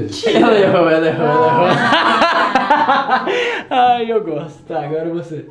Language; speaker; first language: Portuguese; native; Portuguese